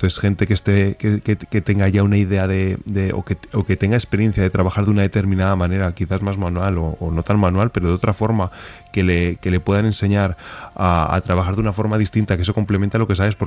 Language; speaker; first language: Spanish; native; Spanish